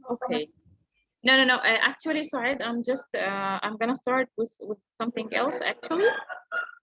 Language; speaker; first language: English; non-native, fluent; Arabic